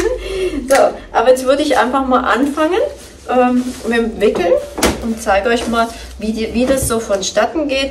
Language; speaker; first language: German; native; German